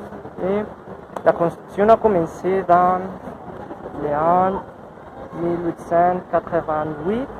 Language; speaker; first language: French; non-native, learner; Spanish